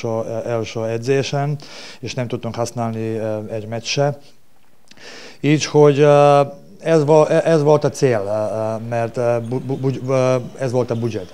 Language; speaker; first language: Hungarian; non-native, learner; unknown